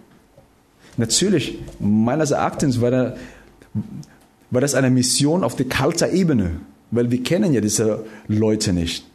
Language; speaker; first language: German; non-native, fluent; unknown